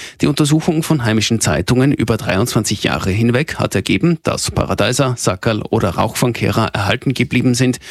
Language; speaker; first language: German; native; German